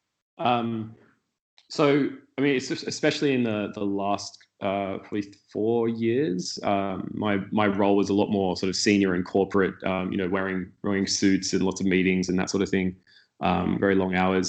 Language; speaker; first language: English; native; English